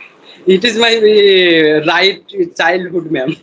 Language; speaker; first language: English; non-native, learner; Bangla